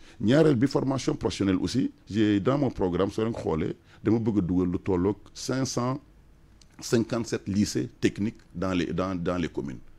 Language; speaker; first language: French; non-native, local second language; Wolof